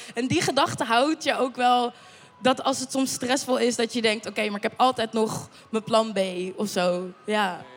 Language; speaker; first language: Dutch; native; Dutch